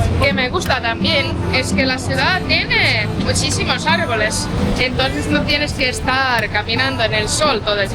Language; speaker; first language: Spanish; non-native, fluent; Estonian